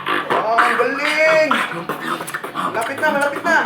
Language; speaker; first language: Filipino; non-native, local second language; Cebuano